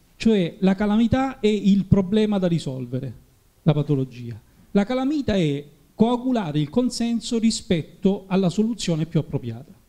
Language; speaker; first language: Italian; native; Italian